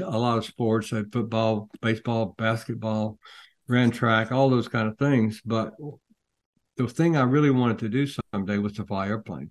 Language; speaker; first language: English; native; English